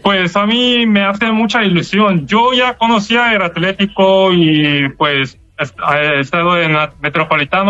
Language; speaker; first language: Spanish; non-native, learner; Korean